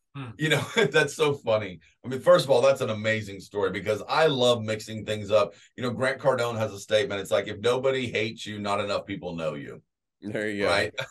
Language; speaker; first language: English; native; English